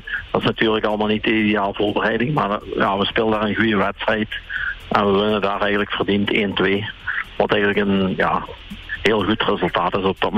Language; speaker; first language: Dutch; native; Dutch